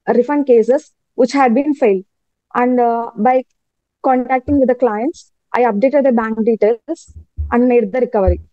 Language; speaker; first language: English; non-native, local second language; Telugu